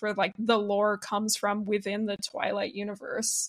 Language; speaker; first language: English; native; English